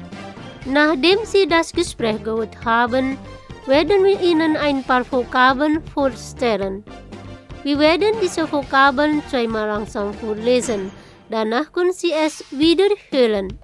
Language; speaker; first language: German; non-native, fluent; Indonesian